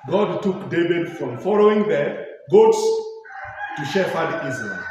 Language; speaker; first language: English; non-native, local second language; Swahili